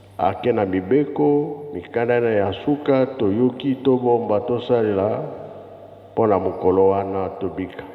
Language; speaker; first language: Lingala; non-native, local second language; Kongo